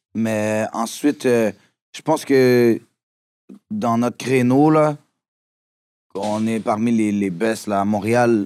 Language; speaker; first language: French; native; French